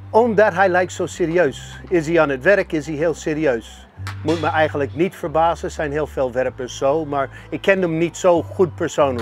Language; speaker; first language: Dutch; non-native, fluent; English